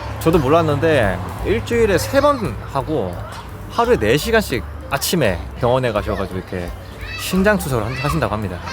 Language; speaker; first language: Korean; native; Korean